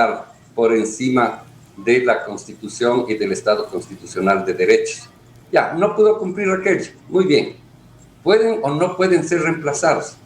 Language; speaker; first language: Spanish; native; Spanish